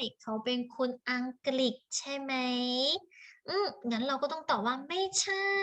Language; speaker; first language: Thai; native; Thai